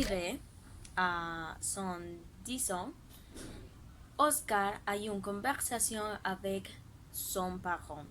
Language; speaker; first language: French; non-native, learner; Spanish